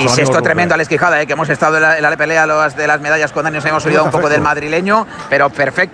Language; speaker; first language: Spanish; native; Spanish